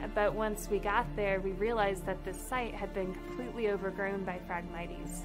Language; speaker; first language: English; native; English